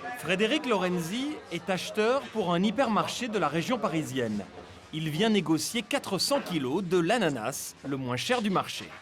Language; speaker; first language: French; native; French